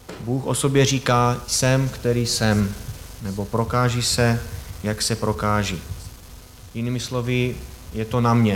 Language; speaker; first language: Czech; native; Czech